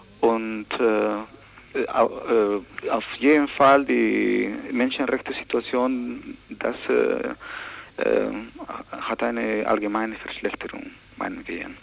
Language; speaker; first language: German; non-native, learner; Spanish